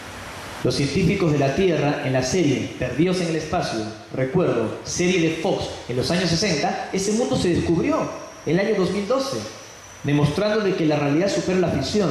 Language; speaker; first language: Spanish; native; Spanish